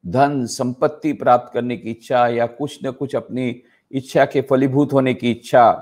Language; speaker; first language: Hindi; non-native, local second language; Gujarati